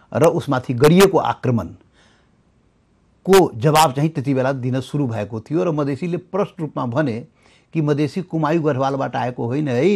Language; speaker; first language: Nepali; non-native, local second language; Maithili